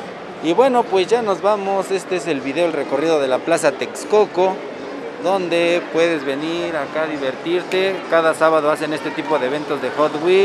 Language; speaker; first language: Spanish; native; Spanish